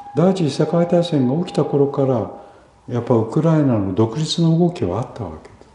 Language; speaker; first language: Japanese; early bilingual, other home language; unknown